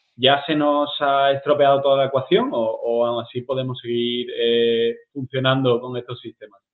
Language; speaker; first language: Spanish; native; Spanish